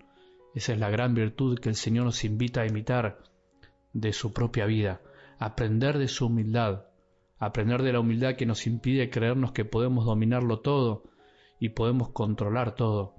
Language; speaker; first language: Spanish; native; Spanish